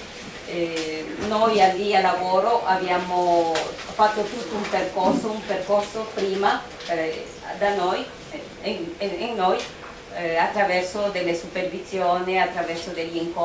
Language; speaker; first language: Italian; non-native, fluent; Spanish